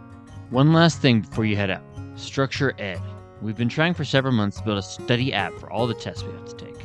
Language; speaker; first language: English; native; English